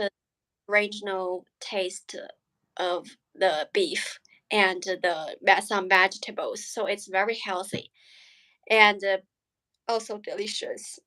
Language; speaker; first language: English; non-native, learner; Chinese